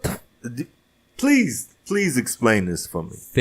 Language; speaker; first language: English; native; English